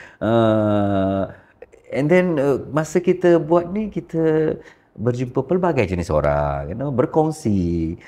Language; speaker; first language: Malay; non-native, local second language; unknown